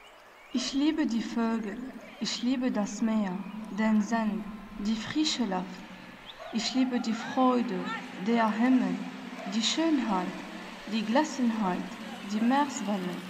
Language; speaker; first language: German; non-native, learner; Arabic